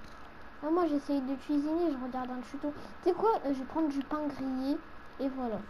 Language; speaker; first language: French; native; French